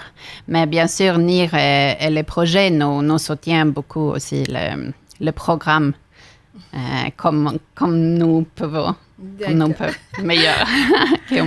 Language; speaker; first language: French; non-native, fluent; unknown